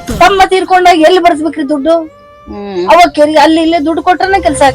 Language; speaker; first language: Kannada; native; Kannada